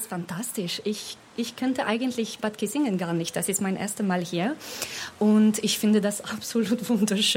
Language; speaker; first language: German; non-native, fluent; French